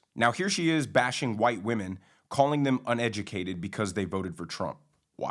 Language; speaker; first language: English; native; English